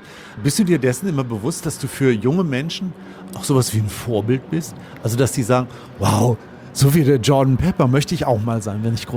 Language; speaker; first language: German; native; German